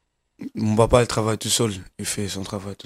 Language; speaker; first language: French; non-native, learner; Kabuverdianu